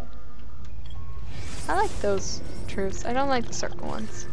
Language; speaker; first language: English; native; English